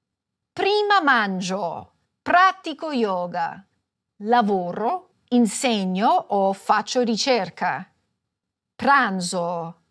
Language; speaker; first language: Italian; non-native, fluent; English